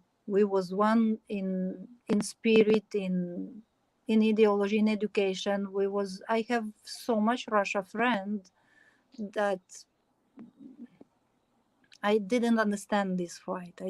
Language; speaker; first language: English; non-native, learner; Ukrainian